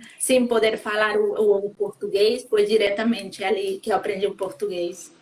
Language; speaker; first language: Portuguese; non-native, fluent; Spanish